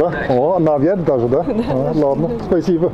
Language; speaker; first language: Russian; non-native, learner; English